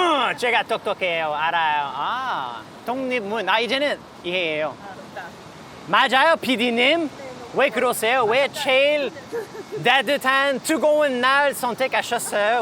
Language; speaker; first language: Korean; non-native, learner; French